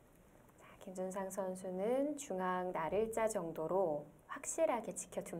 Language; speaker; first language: Korean; native; Korean